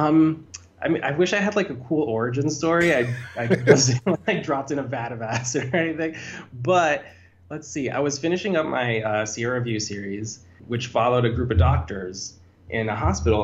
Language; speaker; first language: English; native; English